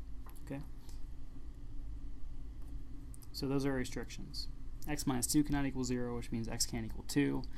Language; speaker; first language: English; native; English